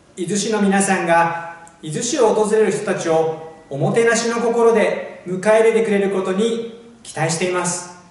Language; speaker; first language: Japanese; native; Japanese